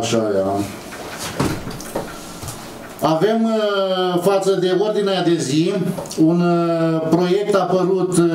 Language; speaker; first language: Romanian; native; Romanian